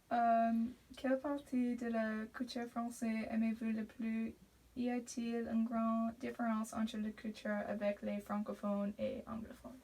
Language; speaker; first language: French; non-native, learner; English